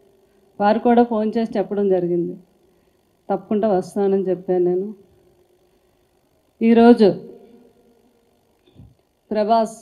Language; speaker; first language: Telugu; native; Telugu